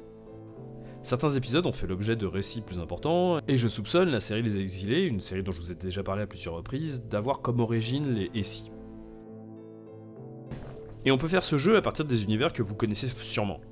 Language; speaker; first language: French; native; French